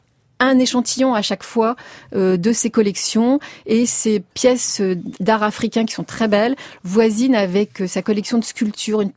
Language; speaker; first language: French; native; French